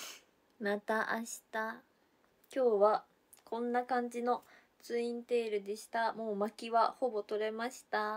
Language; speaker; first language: Japanese; native; Japanese